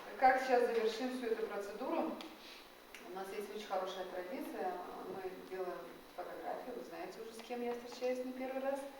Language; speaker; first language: Russian; non-native, local second language; Gagauz